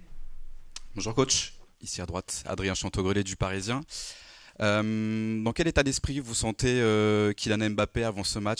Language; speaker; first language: French; native; French